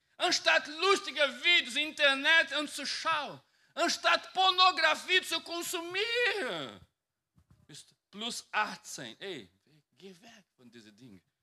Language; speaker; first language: German; non-native, fluent; Portuguese